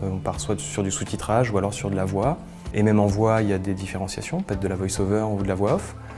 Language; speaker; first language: French; native; French